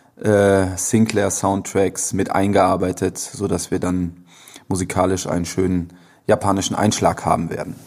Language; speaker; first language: German; native; German